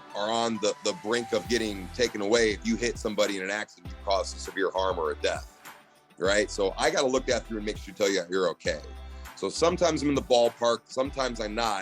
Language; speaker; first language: English; native; English